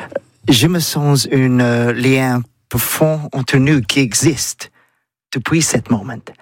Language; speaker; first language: French; non-native, learner; English